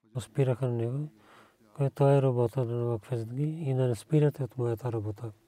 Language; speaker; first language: Bulgarian; non-native, learner; Urdu